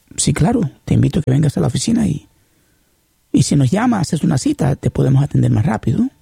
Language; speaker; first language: Spanish; early bilingual, heritage; Spanish